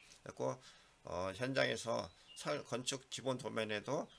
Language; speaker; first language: Korean; native; Korean